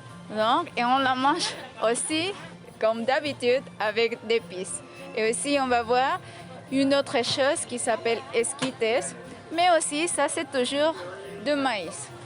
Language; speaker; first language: French; non-native, fluent; Spanish